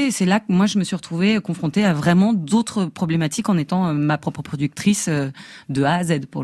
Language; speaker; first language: French; native; French